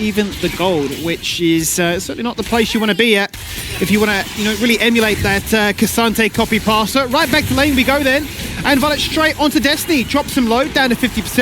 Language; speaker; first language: English; native; English